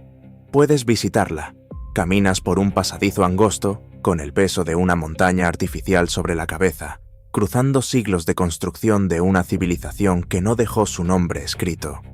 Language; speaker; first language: Spanish; native; Spanish